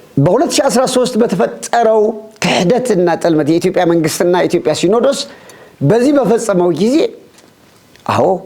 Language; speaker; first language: Amharic; non-native, local second language; Tigrinya